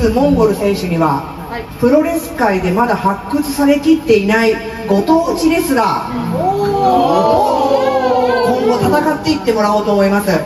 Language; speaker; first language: Japanese; native; Japanese